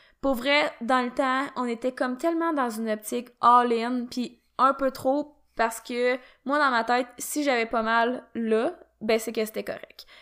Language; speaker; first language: French; native; French